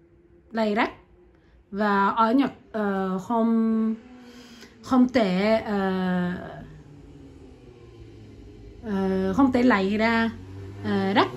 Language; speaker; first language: Vietnamese; non-native, learner; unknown